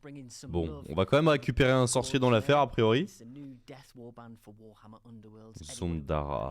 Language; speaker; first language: French; native; French